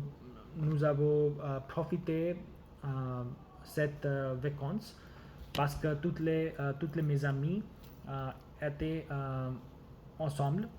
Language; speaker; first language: French; non-native, learner; Gujarati